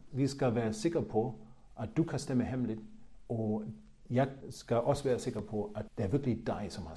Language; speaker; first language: Danish; non-native, fluent; German